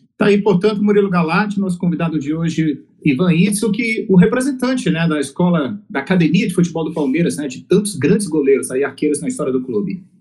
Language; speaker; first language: Portuguese; native; Portuguese